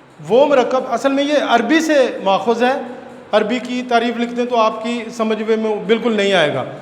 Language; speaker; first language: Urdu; non-native, local second language; Punjabi